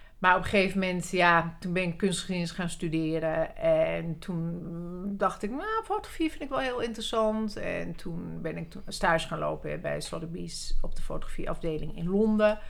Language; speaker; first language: Dutch; early bilingual, other home language; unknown